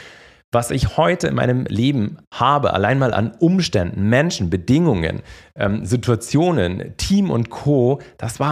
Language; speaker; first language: German; native; German